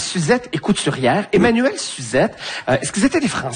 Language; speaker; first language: French; native; French